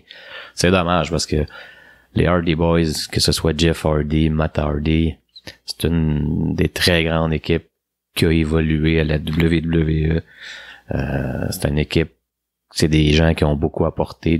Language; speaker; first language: French; native; French